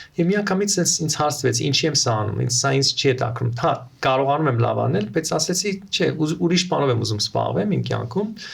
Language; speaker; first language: Armenian; early bilingual, heritage; Armenian